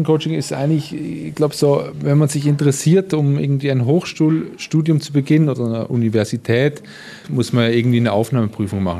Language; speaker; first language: German; native; German